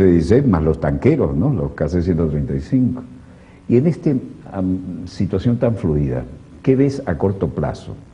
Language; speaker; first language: Spanish; native; Spanish